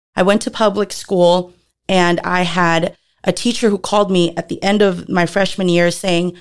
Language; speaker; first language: English; early bilingual, other home language; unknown